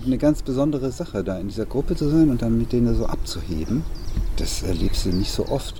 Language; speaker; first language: German; native; German